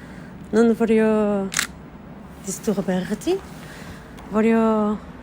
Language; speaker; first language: Italian; non-native, learner; French